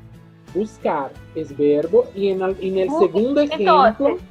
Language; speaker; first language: Spanish; non-native, fluent; Portuguese